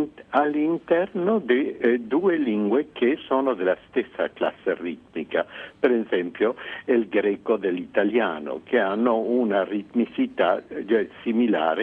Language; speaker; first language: Italian; non-native, fluent; Spanish